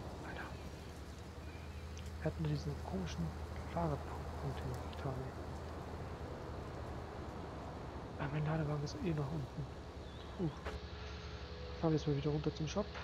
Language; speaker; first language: German; native; German